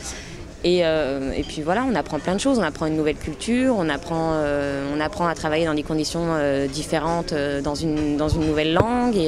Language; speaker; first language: French; native; French